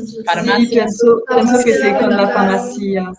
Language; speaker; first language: Spanish; non-native, learner; French